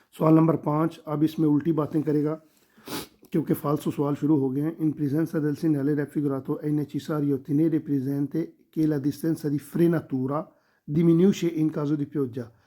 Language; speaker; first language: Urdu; non-native, local second language; Punjabi